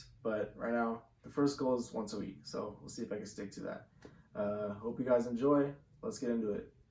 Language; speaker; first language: English; native; English